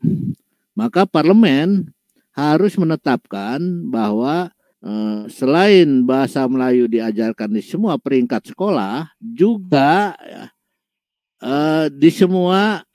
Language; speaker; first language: Indonesian; native; Indonesian